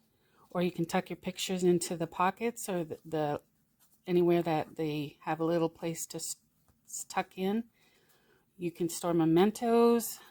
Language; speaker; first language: English; native; English